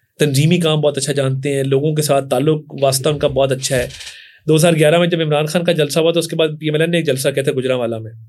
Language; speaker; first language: Urdu; non-native, local second language; Punjabi